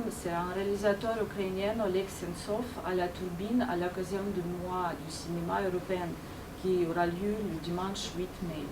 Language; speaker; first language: French; non-native, fluent; Ukrainian